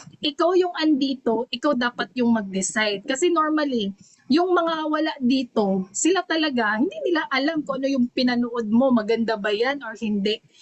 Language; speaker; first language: Filipino; non-native, local second language; Cebuano